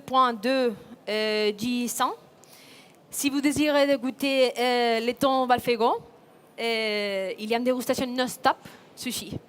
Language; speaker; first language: French; non-native, fluent; Spanish